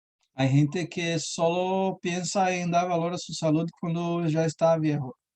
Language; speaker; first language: Spanish; non-native, learner; Portuguese